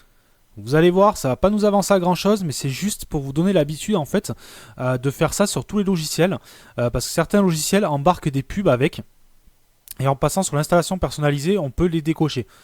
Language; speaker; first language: French; native; French